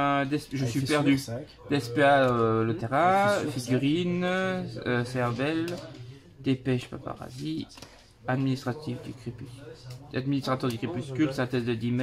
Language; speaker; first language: French; native; French